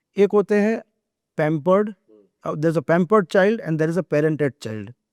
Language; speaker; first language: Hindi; non-native, local second language; Gujarati